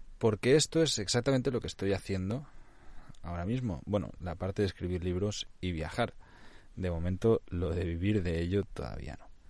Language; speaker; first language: Spanish; non-native, local second language; Catalan